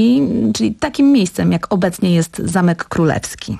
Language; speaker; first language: Polish; native; Polish